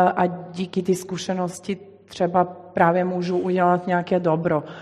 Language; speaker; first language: Czech; non-native, fluent; Serbian